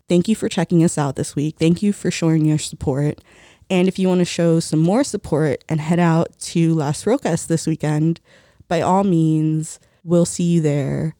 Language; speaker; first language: English; early bilingual, other home language; Spanish